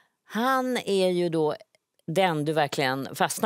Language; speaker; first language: Swedish; native; Swedish